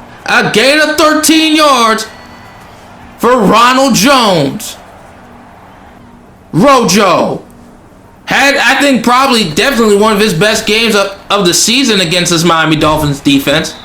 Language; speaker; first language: English; native; English